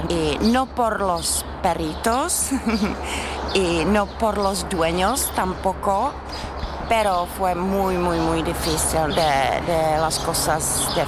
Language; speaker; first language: Spanish; non-native, fluent; Czech